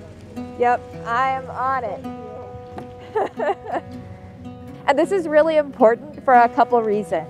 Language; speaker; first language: English; native; English